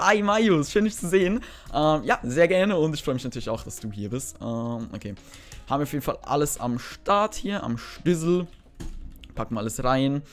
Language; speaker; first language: German; native; German